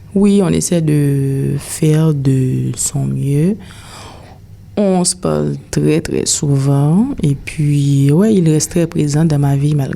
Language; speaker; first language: French; non-native, local second language; Haitian Creole